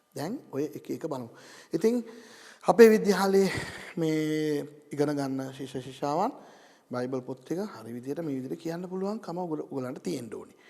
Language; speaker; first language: Sinhala; non-native, local second language; Tamil